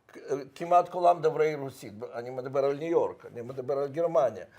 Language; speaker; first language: Hebrew; non-native, fluent; Russian